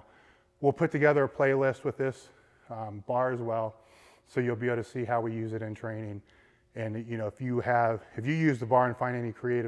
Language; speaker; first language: English; native; English